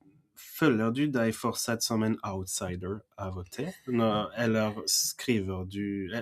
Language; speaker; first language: Norwegian; non-native, fluent; French